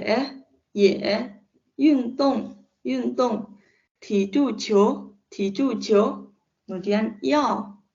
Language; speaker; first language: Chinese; non-native, fluent; Indonesian